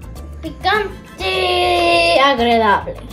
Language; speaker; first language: Spanish; early bilingual, heritage; Spanish